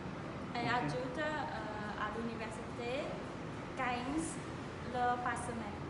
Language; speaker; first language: French; non-native, learner; Khmer